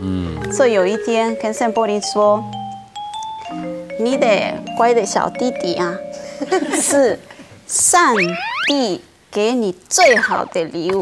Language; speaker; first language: Chinese; non-native, local second language; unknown